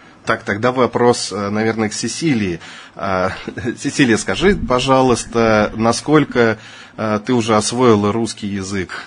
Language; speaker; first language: Russian; native; Russian